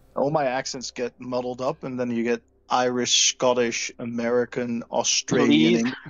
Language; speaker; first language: English; native; English